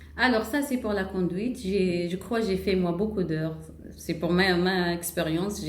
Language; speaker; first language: French; non-native, learner; Arabic